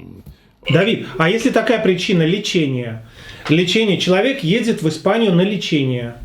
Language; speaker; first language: Russian; native; Russian